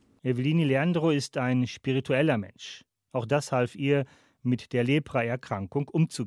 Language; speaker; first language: German; native; German